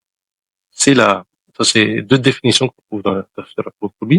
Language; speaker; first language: French; non-native, local second language; Wolof